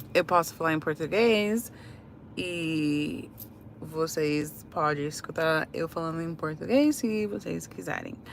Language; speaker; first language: Portuguese; early bilingual, other home language; English